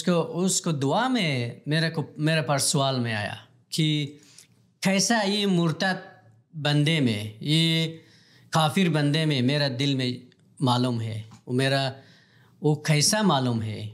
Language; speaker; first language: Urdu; non-native, learner; Pashto